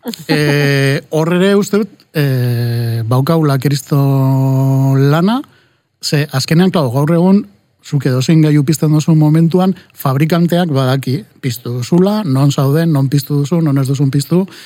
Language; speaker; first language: Basque; non-native, local second language; Spanish